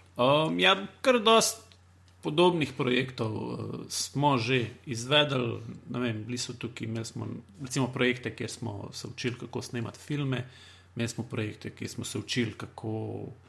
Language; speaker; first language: Slovenian; non-native, local second language; Bosnian